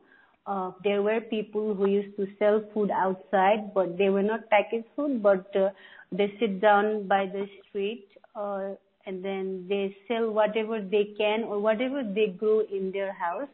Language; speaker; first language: English; non-native, local second language; Nepali